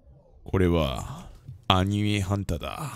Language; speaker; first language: Japanese; non-native, learner; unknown